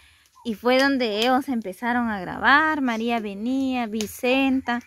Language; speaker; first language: Spanish; native; Spanish